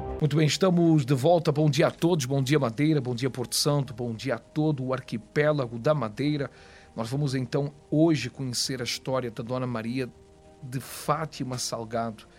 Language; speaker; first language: Portuguese; native; Portuguese